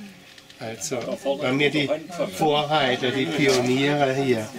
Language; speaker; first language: German; native; German